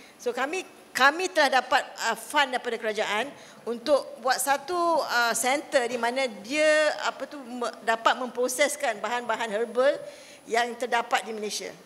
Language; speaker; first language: Malay; native; Malay